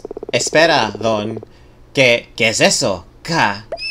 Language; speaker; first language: Spanish; non-native, learner; English